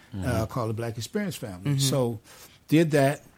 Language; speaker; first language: English; native; English